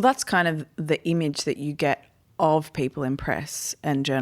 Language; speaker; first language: English; native; English